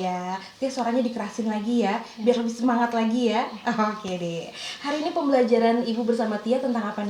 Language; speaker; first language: Indonesian; native; Indonesian